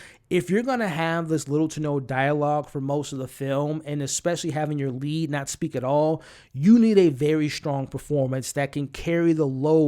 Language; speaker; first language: English; native; English